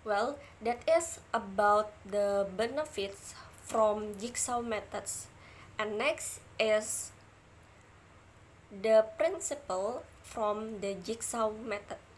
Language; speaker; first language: English; non-native, learner; Indonesian